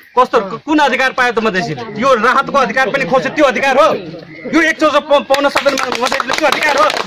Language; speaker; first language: Nepali; non-native, local second language; Maithili